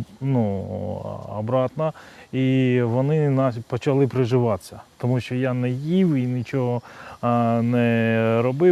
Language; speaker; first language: Ukrainian; non-native, local second language; Russian